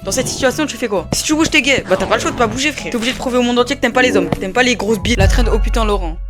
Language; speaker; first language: French; native; French